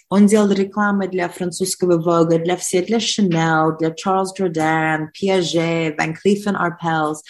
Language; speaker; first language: Russian; early bilingual, heritage; Russian